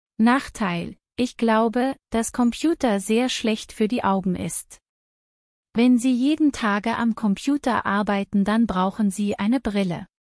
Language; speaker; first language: German; non-native, learner; Bangla